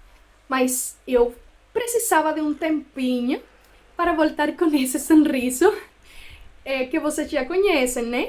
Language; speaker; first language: Portuguese; non-native, fluent; Spanish